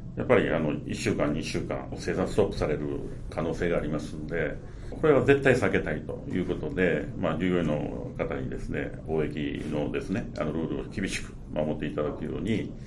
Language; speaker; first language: Japanese; native; Japanese